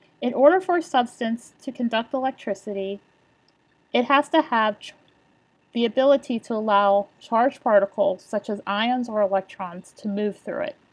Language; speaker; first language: English; native; English